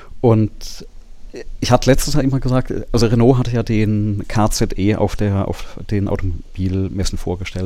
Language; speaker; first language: German; native; German